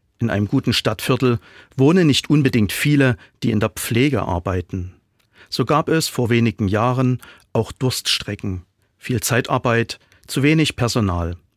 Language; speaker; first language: German; native; German